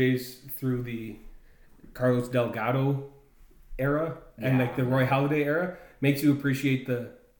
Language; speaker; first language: English; native; English